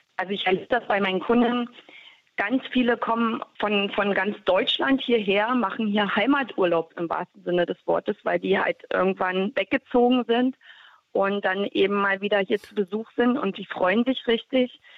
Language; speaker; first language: German; native; German